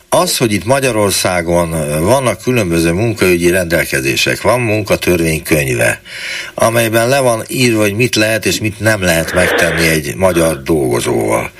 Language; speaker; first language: Hungarian; native; Hungarian